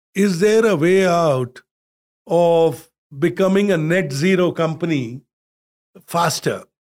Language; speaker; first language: English; non-native, local second language; Hindi